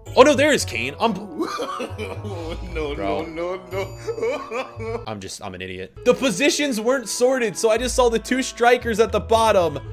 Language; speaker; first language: English; native; English